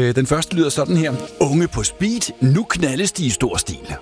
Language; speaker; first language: Danish; native; Danish